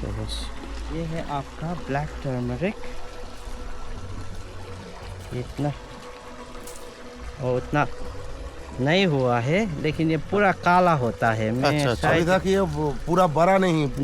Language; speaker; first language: Hindi; non-native, local second language; Nepali